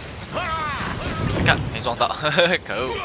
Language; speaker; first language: Chinese; native; Chinese